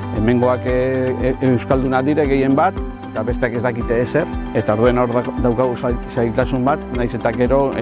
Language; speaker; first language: Basque; native; Basque